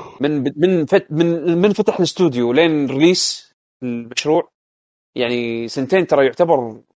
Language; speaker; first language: Arabic; native; Arabic